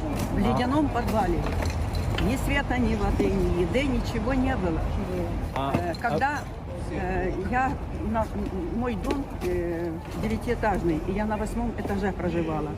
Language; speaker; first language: Russian; native; Russian